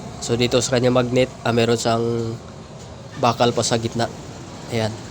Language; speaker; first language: Filipino; non-native, local second language; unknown